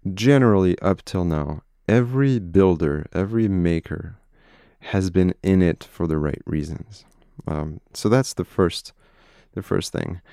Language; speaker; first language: English; non-native, fluent; French